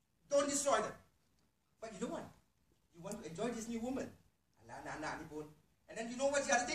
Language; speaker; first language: English; non-native, local second language; Malay